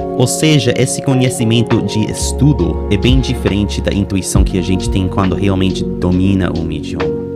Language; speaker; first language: Portuguese; non-native, fluent; English